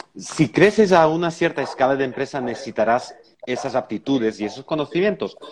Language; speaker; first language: Spanish; non-native, fluent; Dutch